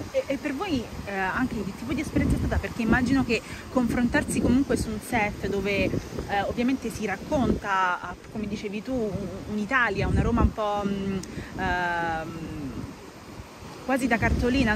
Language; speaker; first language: Italian; native; Italian